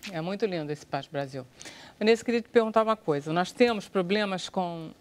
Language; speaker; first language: Portuguese; native; Portuguese